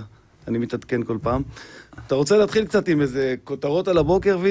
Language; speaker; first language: Hebrew; native; Hebrew